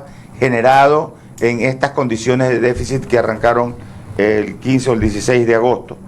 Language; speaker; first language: Spanish; native; Spanish